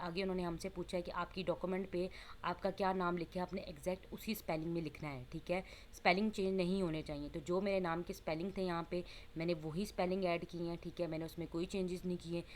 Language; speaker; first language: Hindi; non-native, local second language; Punjabi